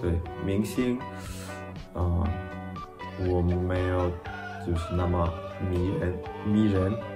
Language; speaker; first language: Chinese; non-native, fluent; Russian